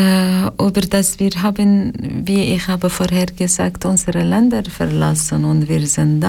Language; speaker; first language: German; non-native, learner; Arabic